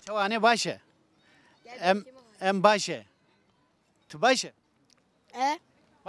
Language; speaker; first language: Turkish; native; Turkish